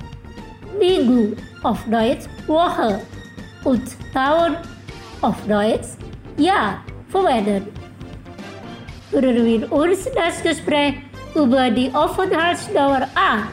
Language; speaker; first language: German; non-native, fluent; Indonesian